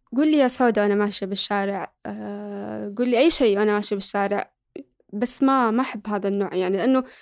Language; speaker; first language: Arabic; early bilingual, other home language; Somali